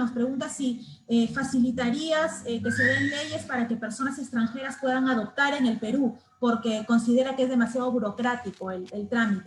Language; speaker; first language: Spanish; native; Spanish